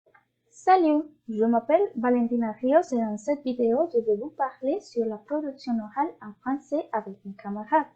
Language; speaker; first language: French; non-native, learner; Spanish